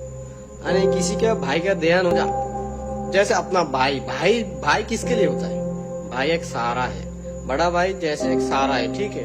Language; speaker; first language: Hindi; non-native, fluent; Bangla